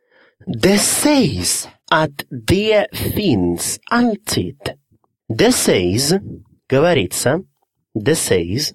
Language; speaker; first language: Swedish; non-native, fluent; Russian